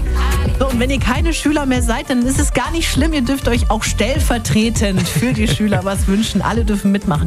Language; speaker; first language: German; native; German